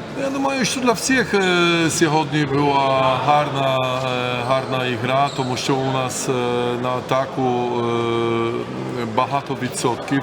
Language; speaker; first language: Ukrainian; non-native, learner; Polish